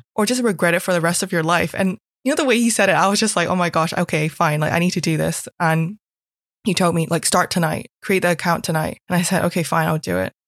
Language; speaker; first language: English; non-native, local second language; Cantonese